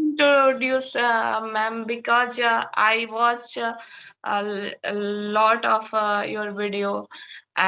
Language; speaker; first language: English; non-native, learner; Hindi